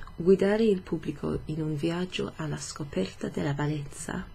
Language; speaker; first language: Italian; non-native, fluent; English